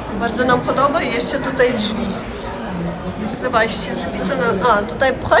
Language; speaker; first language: Polish; non-native, learner; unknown